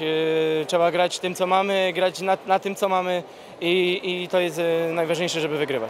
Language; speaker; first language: Polish; native; Polish